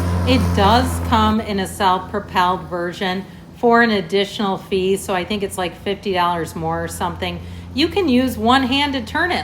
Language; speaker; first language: English; native; English